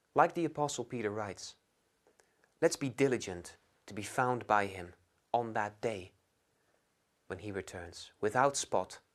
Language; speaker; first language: English; non-native, fluent; Dutch